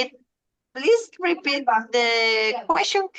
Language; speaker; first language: English; non-native, learner; Spanish